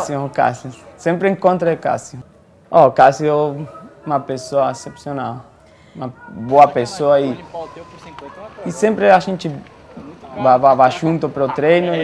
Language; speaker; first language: Portuguese; non-native, fluent; Spanish